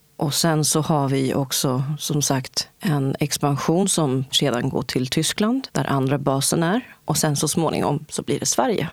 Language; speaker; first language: Swedish; early bilingual, other home language; Kurdish